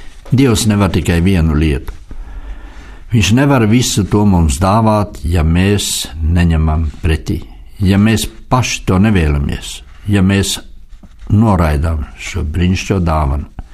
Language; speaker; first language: Latvian; native; Latvian